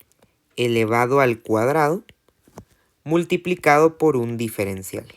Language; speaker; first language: Spanish; native; Spanish